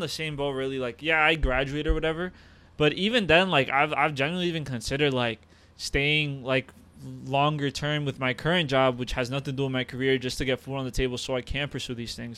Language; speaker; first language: English; native; English